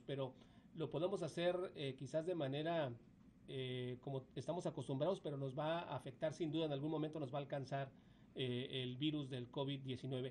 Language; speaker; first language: Spanish; native; Spanish